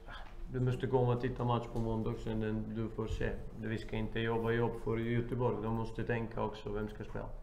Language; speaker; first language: Swedish; non-native, fluent; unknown